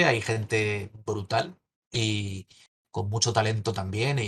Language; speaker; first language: Spanish; native; Spanish